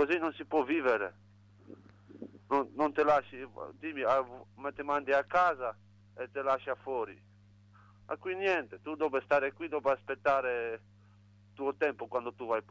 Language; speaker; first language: Italian; non-native, learner; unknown